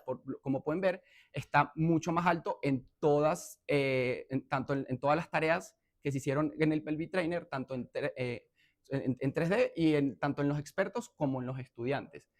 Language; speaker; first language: Spanish; native; Spanish